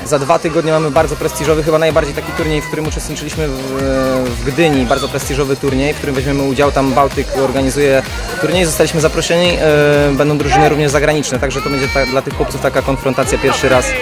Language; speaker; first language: Polish; native; Polish